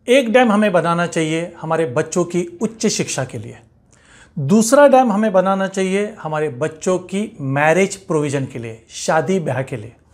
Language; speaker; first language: Hindi; non-native, local second language; Marathi